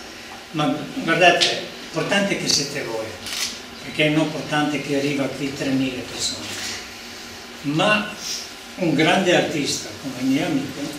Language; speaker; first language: Italian; non-native, learner; Serbian